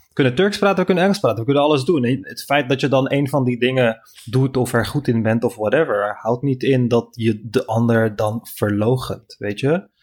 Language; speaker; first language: Dutch; non-native, fluent; Turkish